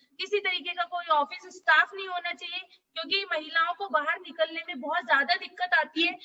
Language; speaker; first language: Hindi; native; Hindi